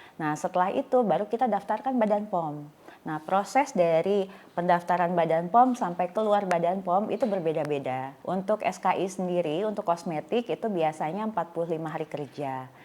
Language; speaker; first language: Indonesian; native; Indonesian